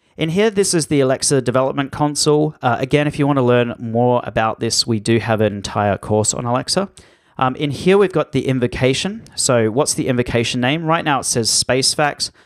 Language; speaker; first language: English; native; English